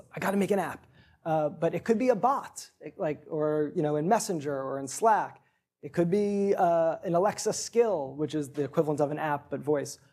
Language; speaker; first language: English; native; English